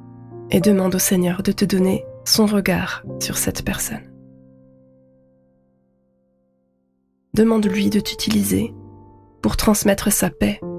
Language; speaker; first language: French; native; French